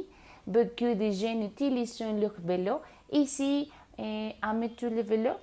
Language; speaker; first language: French; non-native, learner; Spanish